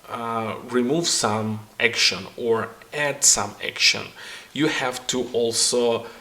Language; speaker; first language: English; non-native, fluent; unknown